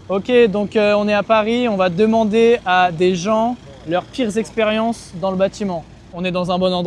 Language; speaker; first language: French; native; French